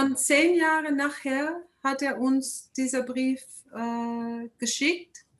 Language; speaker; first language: German; non-native, fluent; English